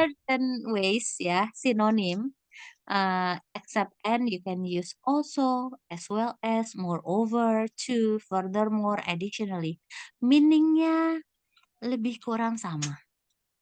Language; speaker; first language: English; non-native, fluent; Indonesian